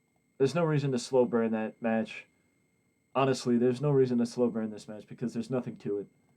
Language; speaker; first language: English; native; English